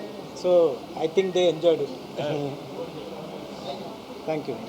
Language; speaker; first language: Telugu; non-native, fluent; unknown